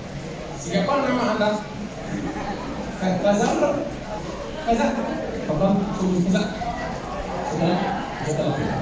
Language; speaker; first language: Indonesian; non-native, learner; Arabic